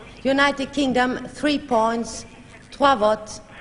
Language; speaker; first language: English; non-native, fluent; Swedish